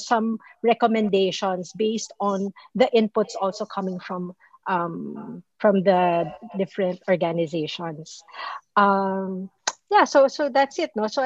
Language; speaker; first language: English; non-native, local second language; Filipino